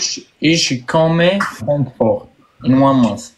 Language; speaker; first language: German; non-native, learner; Arabic